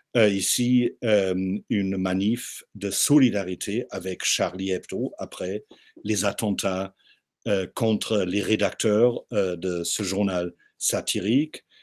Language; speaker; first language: French; non-native, fluent; German